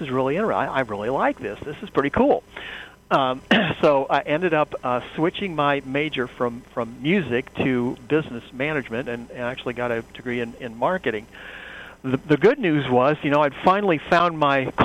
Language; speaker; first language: English; native; English